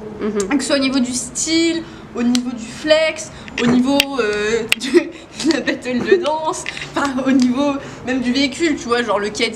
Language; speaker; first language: French; native; French